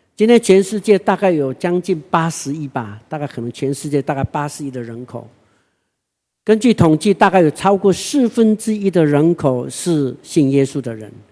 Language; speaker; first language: Chinese; non-native, local second language; Hakka Chinese